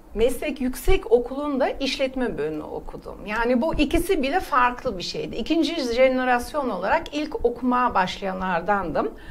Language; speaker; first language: Turkish; early bilingual, heritage; Turkish